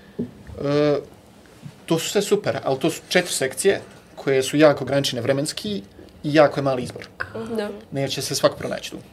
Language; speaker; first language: Bosnian; native; Bosnian